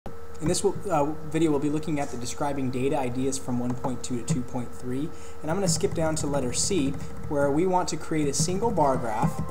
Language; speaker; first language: English; native; English